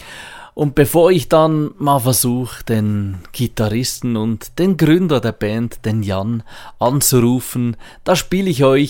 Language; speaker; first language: German; native; German